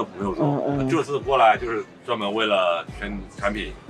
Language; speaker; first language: Chinese; native; Chinese